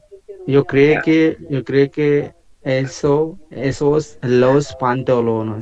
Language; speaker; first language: Spanish; non-native, learner; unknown